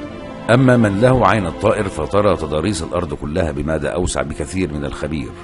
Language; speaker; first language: Arabic; native; Arabic